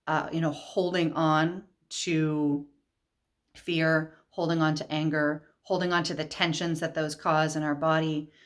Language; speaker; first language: English; native; English